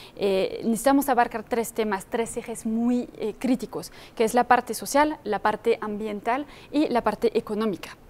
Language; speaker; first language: Spanish; non-native, fluent; French